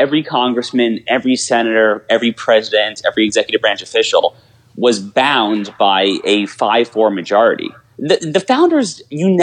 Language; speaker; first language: English; native; English